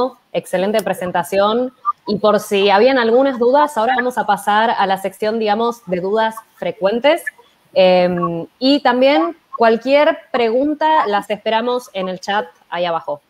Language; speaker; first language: Spanish; native; Spanish